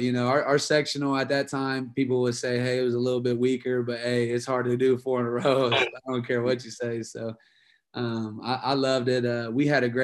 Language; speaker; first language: English; native; English